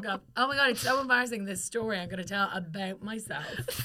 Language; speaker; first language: English; native; English